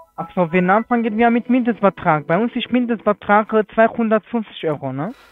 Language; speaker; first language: German; non-native, learner; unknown